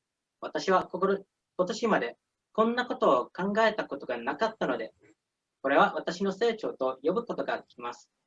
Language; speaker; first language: Japanese; non-native, learner; English